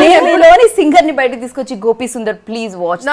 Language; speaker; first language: Telugu; native; Telugu